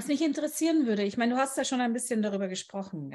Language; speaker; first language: German; native; German